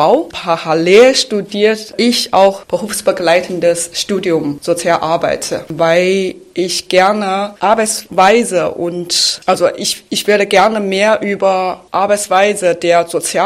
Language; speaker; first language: German; non-native, fluent; Chinese